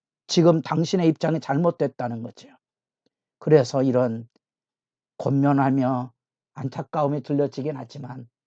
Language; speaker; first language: Korean; native; Korean